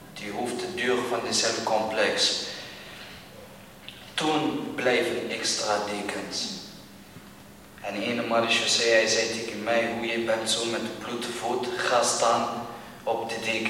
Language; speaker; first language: Dutch; non-native, learner; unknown